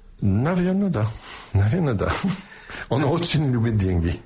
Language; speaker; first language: Russian; non-native, fluent; English